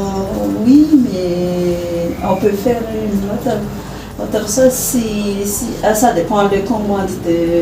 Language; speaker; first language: French; non-native, learner; Malagasy